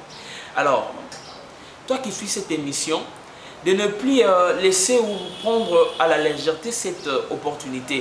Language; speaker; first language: French; non-native, local second language; Lingala